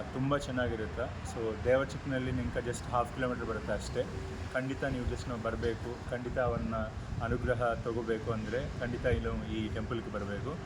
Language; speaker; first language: Kannada; non-native, local second language; Telugu